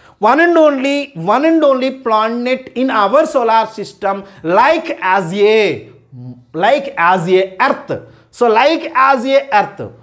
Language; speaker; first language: English; non-native, local second language; Telugu